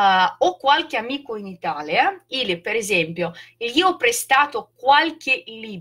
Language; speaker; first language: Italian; non-native, fluent; Russian